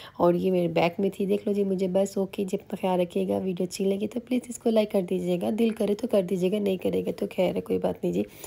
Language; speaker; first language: Urdu; native; Urdu